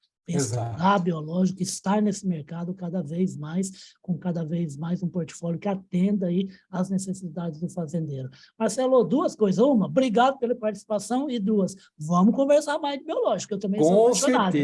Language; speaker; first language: Portuguese; native; Portuguese